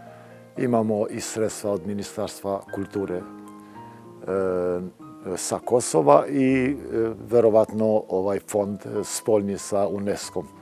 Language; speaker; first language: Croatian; non-native, local second language; Albanian